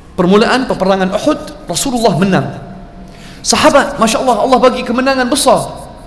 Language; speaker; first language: Malay; non-native, fluent; Arabic